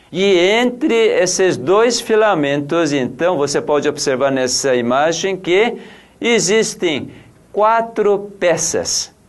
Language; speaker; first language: Portuguese; non-native, fluent; Korean